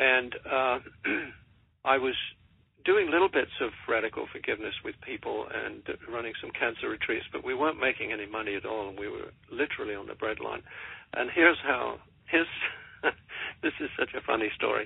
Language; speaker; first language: English; native; English